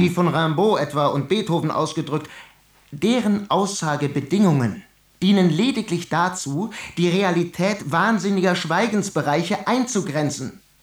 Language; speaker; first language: German; native; German